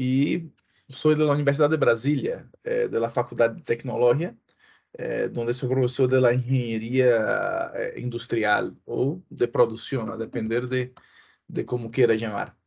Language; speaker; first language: Spanish; non-native, fluent; Portuguese